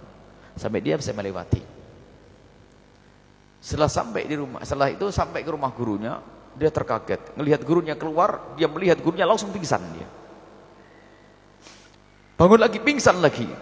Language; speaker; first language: Indonesian; native; Indonesian